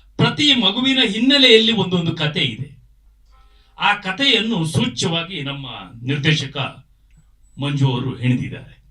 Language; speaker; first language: Kannada; native; Kannada